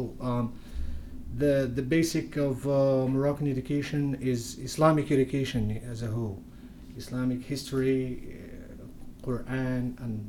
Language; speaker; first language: English; non-native, fluent; Berber languages